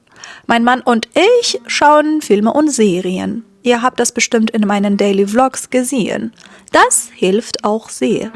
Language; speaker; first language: German; non-native, fluent; Persian